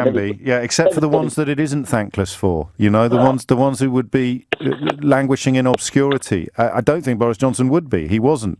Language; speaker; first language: English; native; English